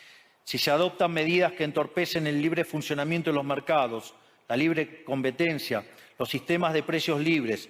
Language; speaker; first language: Spanish; native; Spanish